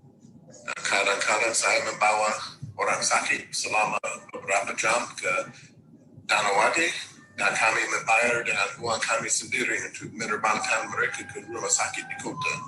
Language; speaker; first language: Indonesian; non-native, fluent; English